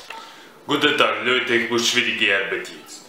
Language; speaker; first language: German; non-native, learner; Russian